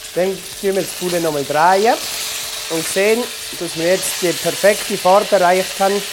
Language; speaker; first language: German; native; German